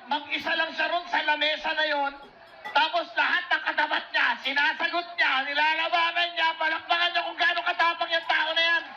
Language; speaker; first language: Filipino; native; Filipino